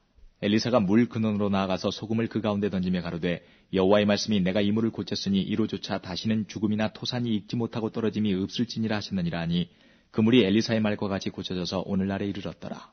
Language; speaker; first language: Korean; native; Korean